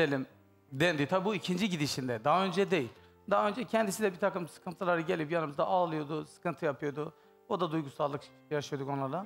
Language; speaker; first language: Turkish; native; Turkish